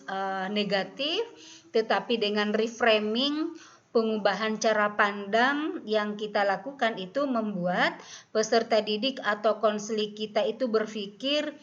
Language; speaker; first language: Indonesian; native; Indonesian